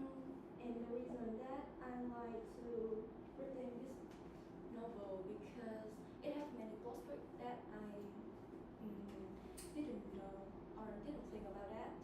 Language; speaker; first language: English; non-native, learner; Vietnamese